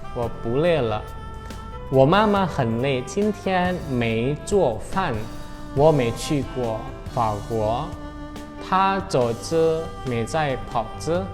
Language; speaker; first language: Chinese; non-native, fluent; Indonesian